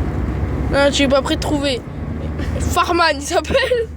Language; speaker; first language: French; native; French